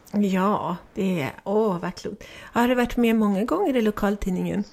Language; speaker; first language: Swedish; native; Swedish